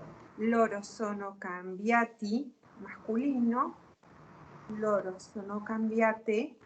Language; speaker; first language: Italian; non-native, learner; Spanish